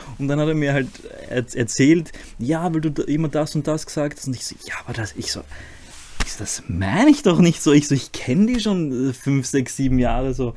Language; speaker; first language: German; early bilingual, other home language; Croatian